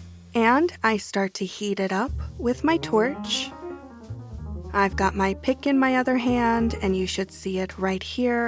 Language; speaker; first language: English; native; English